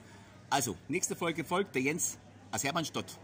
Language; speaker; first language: German; native; German